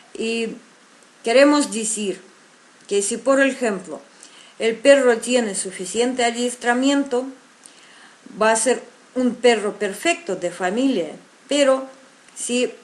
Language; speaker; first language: Spanish; non-native, fluent; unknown